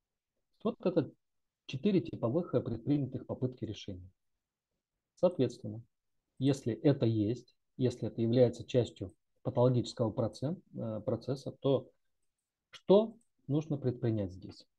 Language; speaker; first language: Russian; native; Russian